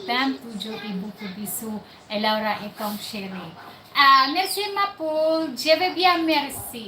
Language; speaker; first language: French; non-native, learner; Cebuano